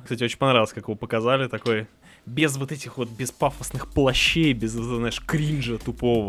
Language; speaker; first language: Russian; native; Russian